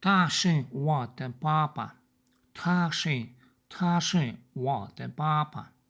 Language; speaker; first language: Chinese; non-native, learner; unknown